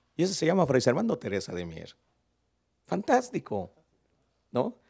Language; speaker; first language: Spanish; native; Spanish